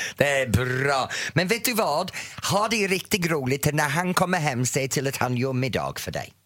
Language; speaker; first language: Swedish; non-native, fluent; English